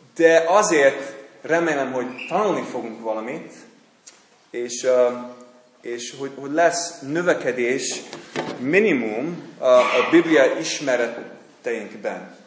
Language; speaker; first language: Hungarian; non-native, fluent; English